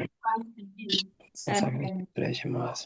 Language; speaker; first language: Japanese; non-native, learner; Sinhala